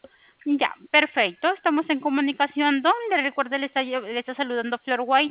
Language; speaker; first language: Spanish; native; Spanish